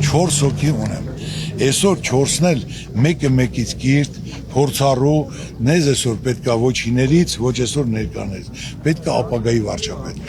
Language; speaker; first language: Armenian; native; Armenian